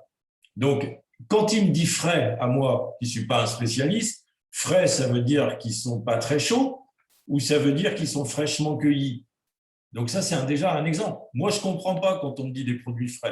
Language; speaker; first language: French; native; French